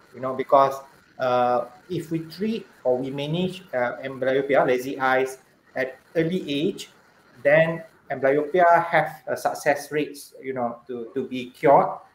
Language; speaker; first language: English; non-native, local second language; Malay